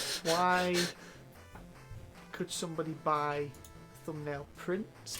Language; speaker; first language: English; native; English